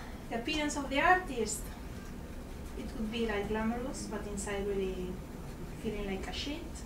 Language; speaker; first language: English; non-native, fluent; Spanish